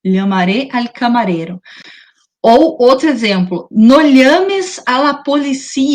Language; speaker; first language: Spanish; non-native, learner; Portuguese